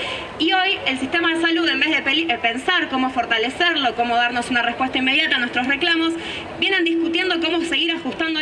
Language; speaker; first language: Spanish; native; Spanish